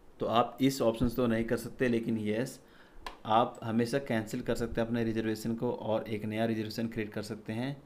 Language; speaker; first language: Hindi; native; Hindi